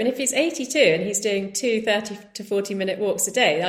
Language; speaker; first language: English; native; English